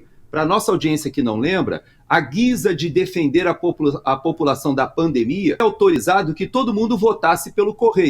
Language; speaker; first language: Portuguese; native; Portuguese